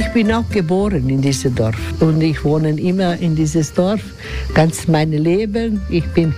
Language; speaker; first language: German; non-native, learner; Croatian